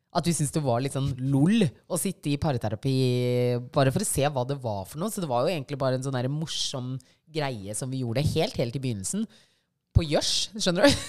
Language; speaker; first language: Norwegian; early bilingual, other home language; Shona